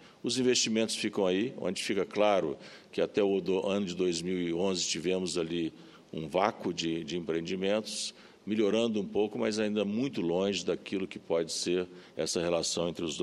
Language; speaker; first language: Portuguese; native; Portuguese